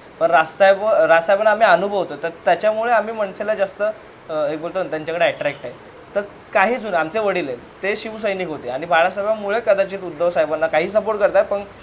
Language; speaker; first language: Marathi; native; Marathi